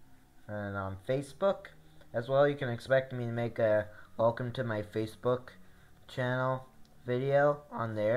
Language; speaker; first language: English; native; English